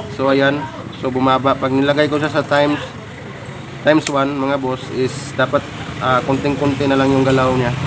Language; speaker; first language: Filipino; non-native, local second language; Cebuano